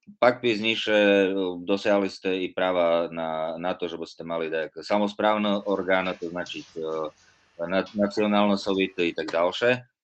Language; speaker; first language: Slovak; non-native, local second language; Rusyn